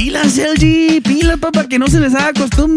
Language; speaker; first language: Spanish; early bilingual, other home language; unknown